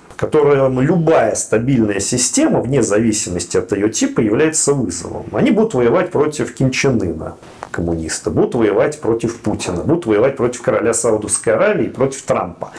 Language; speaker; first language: Russian; native; Russian